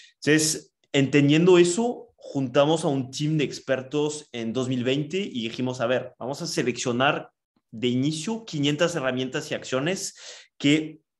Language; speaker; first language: Spanish; non-native, fluent; French